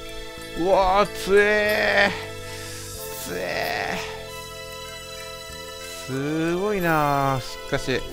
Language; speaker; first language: Japanese; native; Japanese